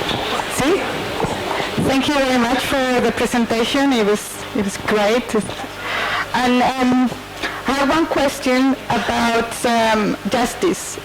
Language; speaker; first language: English; non-native, fluent; Spanish